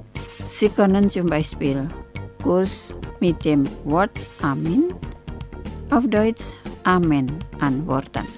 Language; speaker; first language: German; non-native, fluent; Indonesian